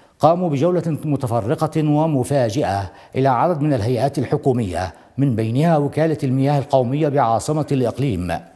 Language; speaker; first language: Arabic; non-native, local second language; Somali